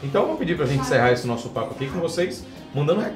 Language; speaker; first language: Portuguese; native; Portuguese